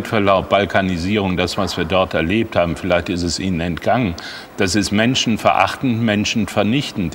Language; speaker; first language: German; native; German